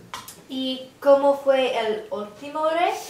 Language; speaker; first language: Spanish; non-native, learner; English